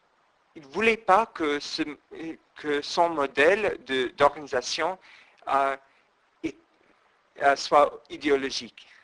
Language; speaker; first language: French; non-native, fluent; English